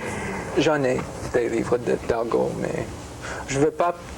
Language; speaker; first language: French; non-native, fluent; English